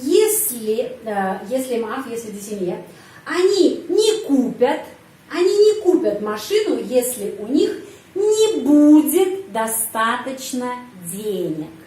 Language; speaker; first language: Russian; non-native, fluent; Indonesian